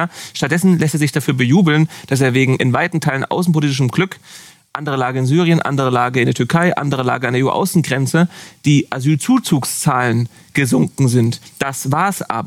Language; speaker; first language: German; native; German